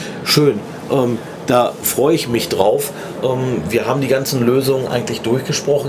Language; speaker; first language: German; native; German